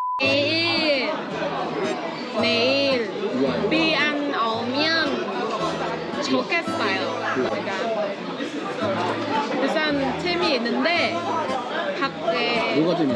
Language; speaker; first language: Korean; non-native, learner; Vietnamese